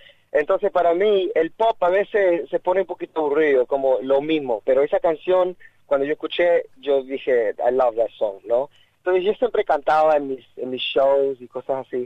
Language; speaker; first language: Spanish; early bilingual, heritage; Spanish